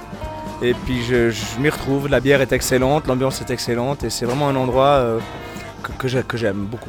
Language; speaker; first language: French; native; French